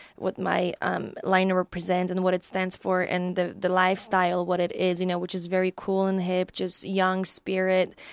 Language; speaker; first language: English; early bilingual, other home language; Polish